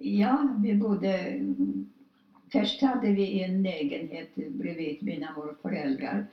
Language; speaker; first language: Swedish; non-native, fluent; Polish